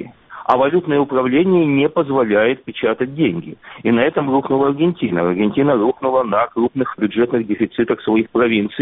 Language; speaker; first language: Russian; native; Russian